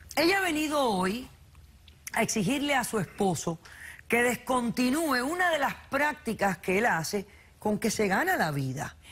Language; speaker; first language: Spanish; native; Spanish